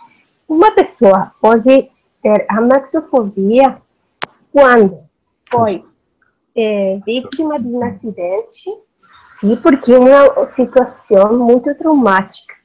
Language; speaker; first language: Portuguese; non-native, learner; Spanish